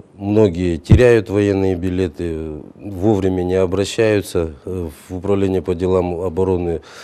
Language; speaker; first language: Russian; native; Russian